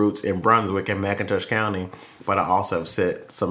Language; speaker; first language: English; native; English